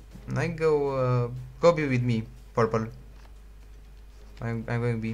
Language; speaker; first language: English; non-native, learner; Romanian